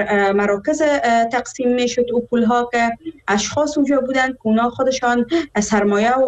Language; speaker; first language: Persian; native; Persian